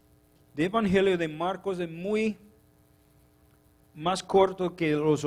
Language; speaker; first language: Spanish; non-native, learner; English